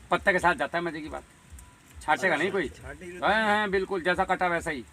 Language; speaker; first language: Hindi; native; Hindi